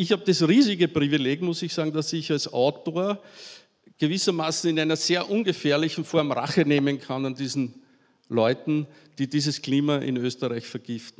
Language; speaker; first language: German; native; German